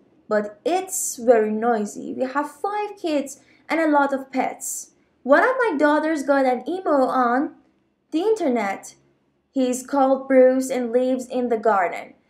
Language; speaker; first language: English; non-native, fluent; Persian